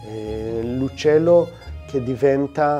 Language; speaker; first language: Italian; non-native, fluent; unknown